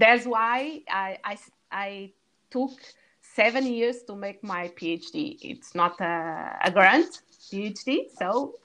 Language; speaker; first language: English; non-native, learner; Portuguese